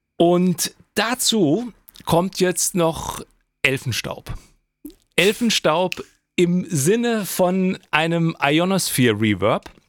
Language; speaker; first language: German; native; German